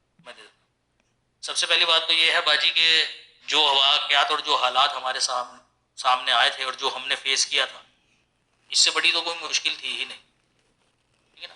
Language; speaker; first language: Urdu; native; Urdu